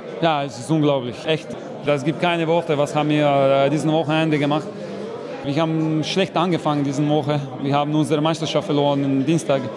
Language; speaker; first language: German; non-native, fluent; Slovenian